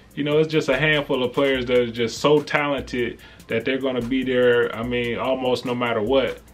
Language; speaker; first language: English; native; English